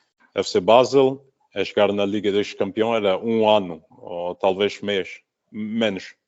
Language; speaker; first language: Portuguese; early bilingual, heritage; Portuguese